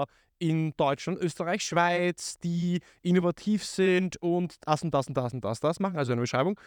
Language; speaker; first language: German; native; German